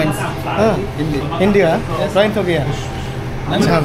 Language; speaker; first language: Hindi; non-native, learner; Filipino